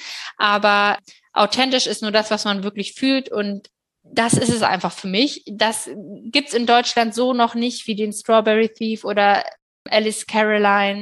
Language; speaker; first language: German; native; German